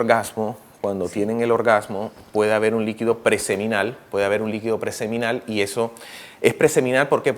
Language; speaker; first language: Spanish; native; Spanish